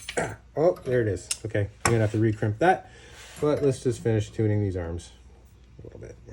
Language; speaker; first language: English; native; English